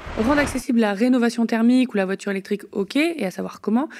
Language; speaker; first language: French; native; French